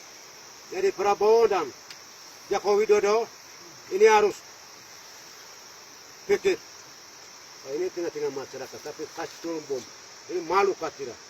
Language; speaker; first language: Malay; non-native, local second language; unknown